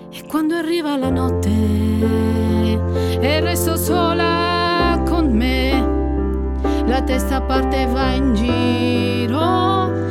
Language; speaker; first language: Italian; native; Italian